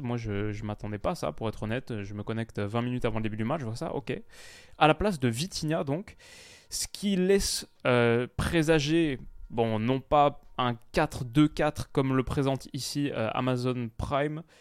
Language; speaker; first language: French; native; French